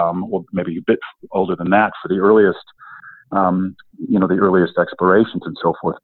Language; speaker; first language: English; native; English